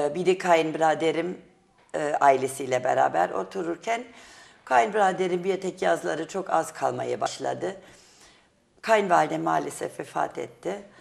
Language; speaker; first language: Turkish; non-native, fluent; German